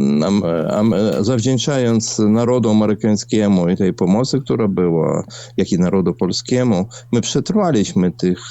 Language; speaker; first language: Polish; non-native, fluent; Ukrainian